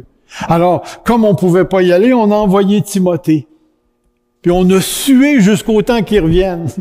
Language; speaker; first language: French; native; French